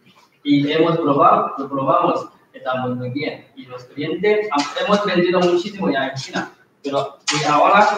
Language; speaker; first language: Spanish; non-native, learner; Chinese